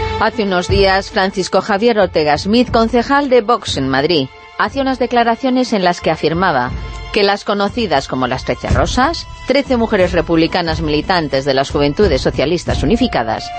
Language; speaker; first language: Spanish; native; Spanish